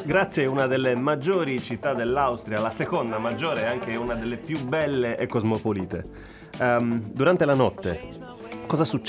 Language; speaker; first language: Italian; native; Italian